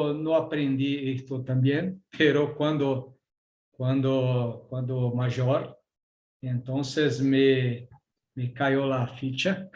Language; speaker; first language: Spanish; non-native, learner; Portuguese